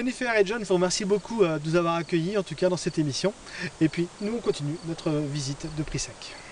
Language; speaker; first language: French; native; French